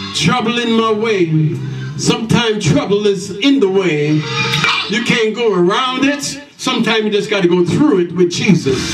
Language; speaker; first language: English; native; English